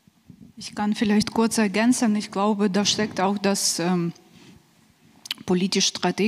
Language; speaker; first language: German; non-native, fluent; Ukrainian